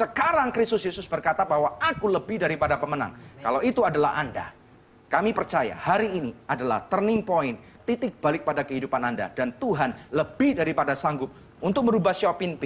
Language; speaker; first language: Indonesian; native; Indonesian